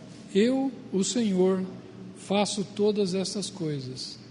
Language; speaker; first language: Portuguese; native; Portuguese